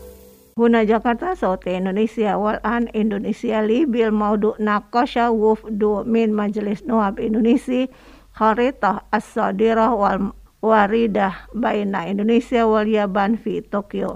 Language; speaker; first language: Arabic; non-native, fluent; Indonesian